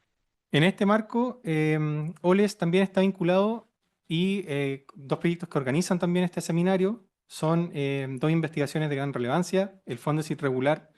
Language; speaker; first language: Spanish; native; Spanish